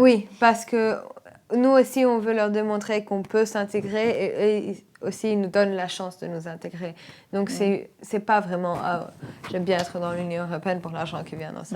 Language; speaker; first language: French; non-native, fluent; Romanian